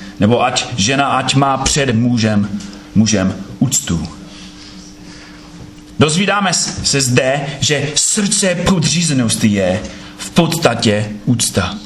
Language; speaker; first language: Czech; non-native, fluent; English